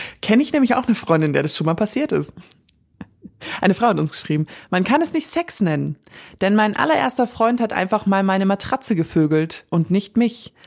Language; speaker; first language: German; native; German